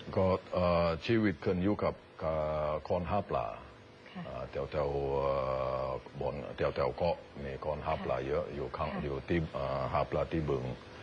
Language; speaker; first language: Thai; non-native, learner; Indonesian